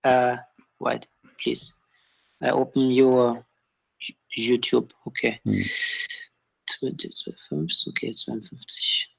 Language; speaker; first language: English; non-native, learner; German